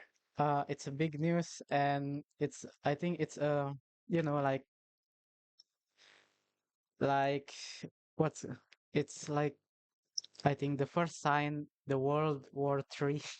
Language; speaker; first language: English; non-native, learner; Indonesian